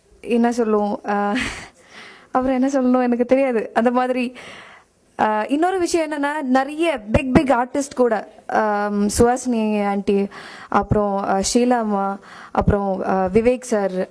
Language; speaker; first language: Tamil; non-native, fluent; Malayalam